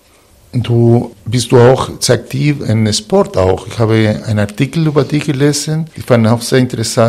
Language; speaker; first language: German; non-native, fluent; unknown